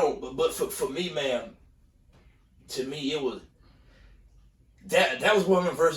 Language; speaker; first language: English; native; English